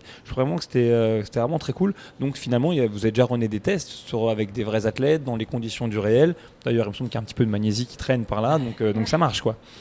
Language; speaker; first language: French; native; French